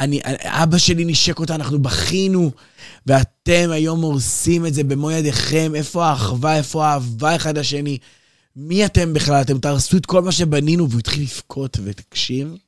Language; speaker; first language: Hebrew; native; Hebrew